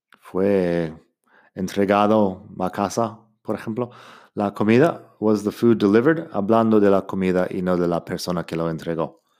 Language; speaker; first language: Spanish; non-native, fluent; English